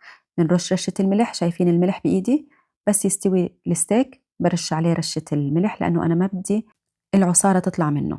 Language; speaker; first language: Arabic; native; Arabic